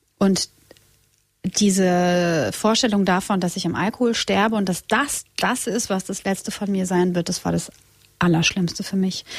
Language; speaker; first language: German; early bilingual, other home language; Croatian